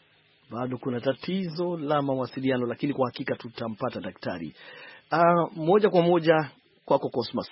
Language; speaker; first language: Swahili; native; Swahili